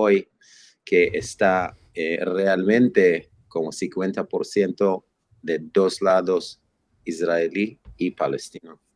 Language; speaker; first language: Spanish; non-native, fluent; Hebrew